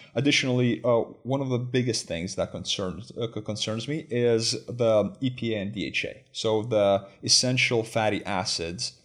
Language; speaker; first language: English; non-native, fluent; Lithuanian